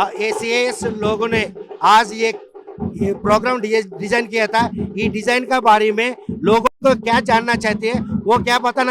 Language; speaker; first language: Hindi; non-native, local second language; Telugu